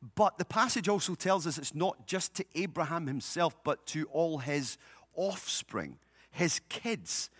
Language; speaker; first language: English; native; English